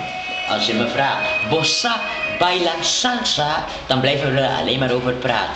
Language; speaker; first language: Dutch; non-native, local second language; Papiamento